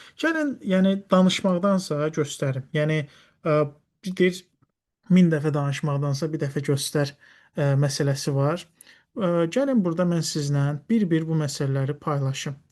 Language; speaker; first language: Azerbaijani; non-native, local second language; Talysh